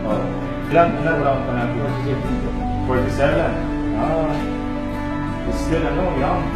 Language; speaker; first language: Filipino; non-native, learner; Arabic